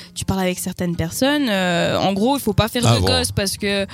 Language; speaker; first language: French; non-native, fluent; Spanish